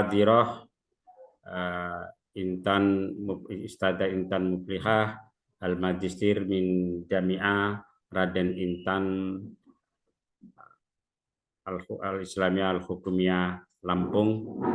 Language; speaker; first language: Arabic; non-native, learner; Indonesian